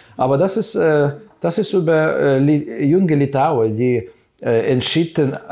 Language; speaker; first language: German; non-native, fluent; Ukrainian